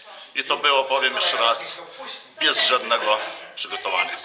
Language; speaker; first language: Polish; non-native, fluent; Lithuanian